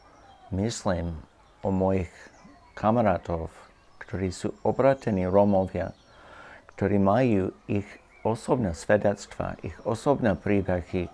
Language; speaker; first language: Slovak; non-native, fluent; English